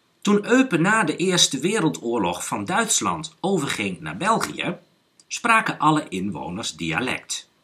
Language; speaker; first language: Dutch; native; Dutch